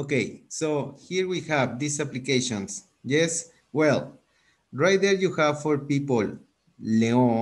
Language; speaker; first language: English; non-native, fluent; Spanish